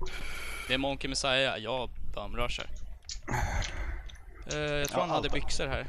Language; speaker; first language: Swedish; native; Swedish